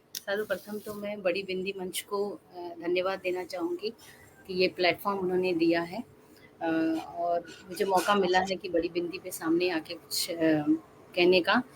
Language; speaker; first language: Hindi; non-native, local second language; Assamese